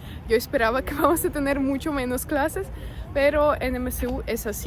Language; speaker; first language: Spanish; non-native, fluent; Russian